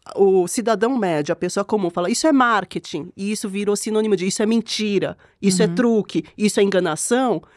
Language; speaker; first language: Portuguese; non-native, fluent; Korean